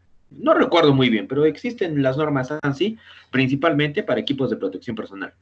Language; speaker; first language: Spanish; native; Spanish